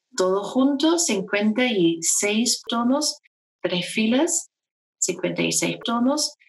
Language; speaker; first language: Spanish; non-native, fluent; German